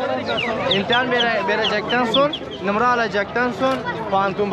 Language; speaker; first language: Turkish; non-native, learner; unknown